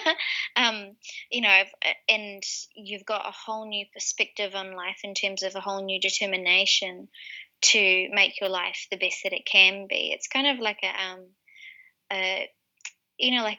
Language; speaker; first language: English; native; English